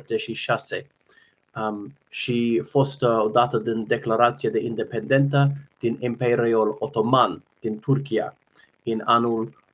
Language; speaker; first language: Romanian; non-native, learner; English